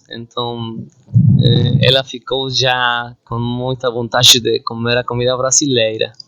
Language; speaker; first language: Portuguese; non-native, fluent; Spanish